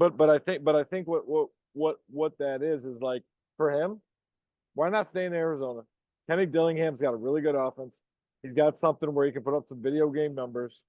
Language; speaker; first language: English; native; English